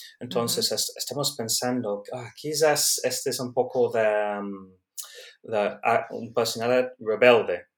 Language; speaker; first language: Spanish; non-native, learner; English